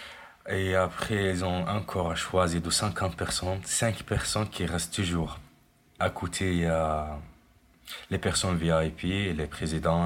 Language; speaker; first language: French; non-native, fluent; Arabic